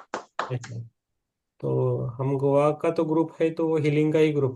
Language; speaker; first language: Hindi; native; Hindi